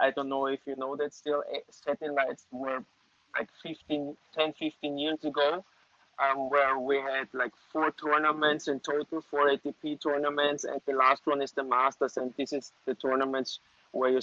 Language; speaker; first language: English; non-native, fluent; German